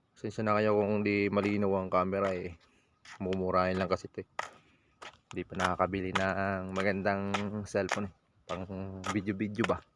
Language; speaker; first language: Filipino; native; Filipino